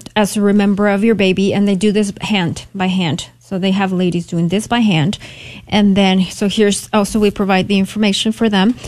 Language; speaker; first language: English; non-native, fluent; Spanish